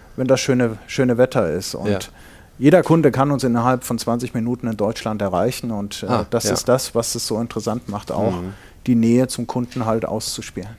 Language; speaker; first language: German; native; German